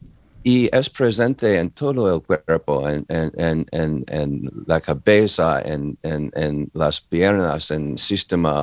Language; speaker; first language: Spanish; non-native, learner; English